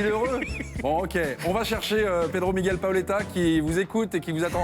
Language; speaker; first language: French; native; French